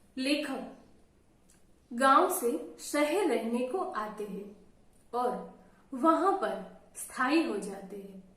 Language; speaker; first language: Hindi; non-native, local second language; Gujarati